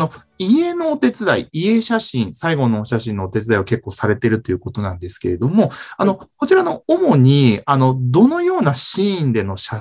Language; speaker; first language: Japanese; native; Japanese